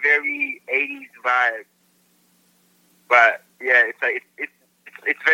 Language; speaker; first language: English; non-native, local second language; Filipino